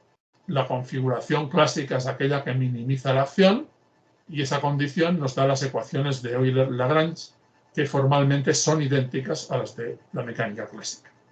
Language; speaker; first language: Spanish; native; Spanish